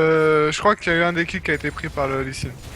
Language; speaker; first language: French; native; French